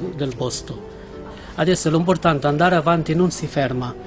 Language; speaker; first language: Italian; non-native, fluent; Arabic